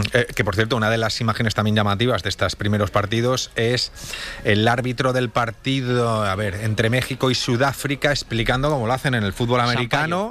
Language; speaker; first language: Spanish; native; Spanish